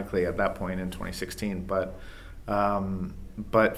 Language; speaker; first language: English; native; English